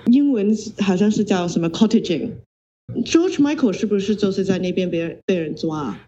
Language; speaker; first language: Chinese; non-native, local second language; Cantonese